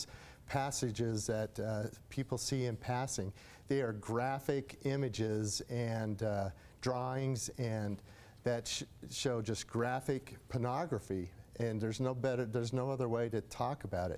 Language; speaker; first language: English; native; English